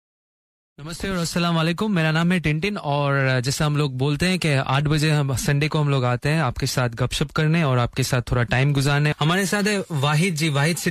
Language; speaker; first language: Hindi; native; Hindi